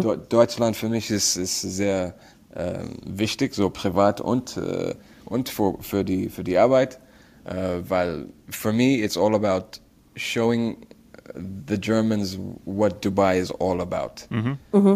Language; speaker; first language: German; non-native, learner; Arabic